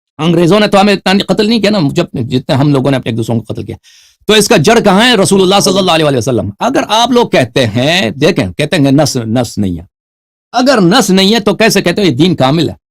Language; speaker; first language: Urdu; non-native, fluent; Persian